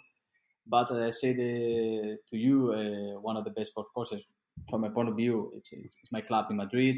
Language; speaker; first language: English; non-native, fluent; Spanish